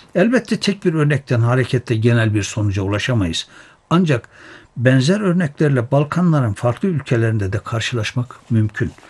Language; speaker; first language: Turkish; native; Turkish